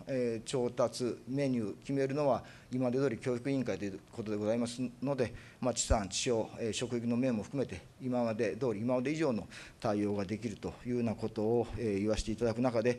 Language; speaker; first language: Japanese; native; Japanese